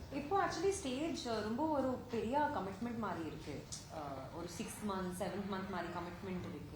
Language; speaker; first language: Tamil; non-native, learner; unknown